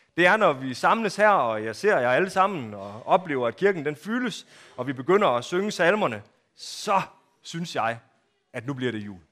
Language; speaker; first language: Danish; native; Danish